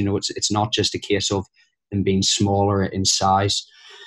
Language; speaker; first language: English; native; English